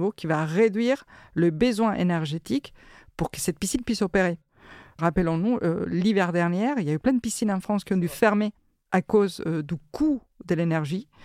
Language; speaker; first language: French; non-native, fluent; Spanish